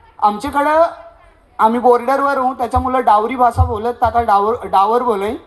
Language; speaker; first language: Marathi; non-native, local second language; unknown